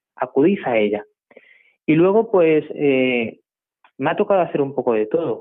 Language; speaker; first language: Spanish; native; Spanish